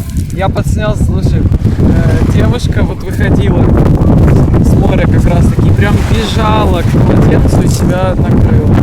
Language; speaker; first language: Russian; native; Russian